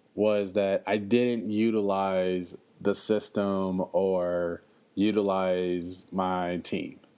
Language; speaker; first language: English; native; English